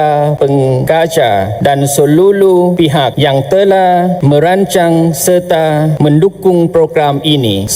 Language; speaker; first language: Indonesian; non-native, fluent; Lao